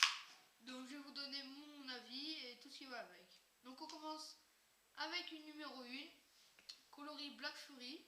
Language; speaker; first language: French; native; French